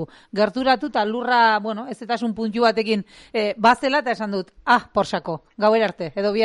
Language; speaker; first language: Basque; native; Basque